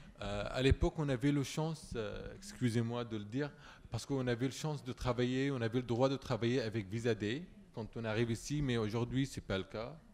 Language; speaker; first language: French; non-native, fluent; Arabic